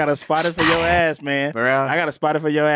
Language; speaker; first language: English; native; English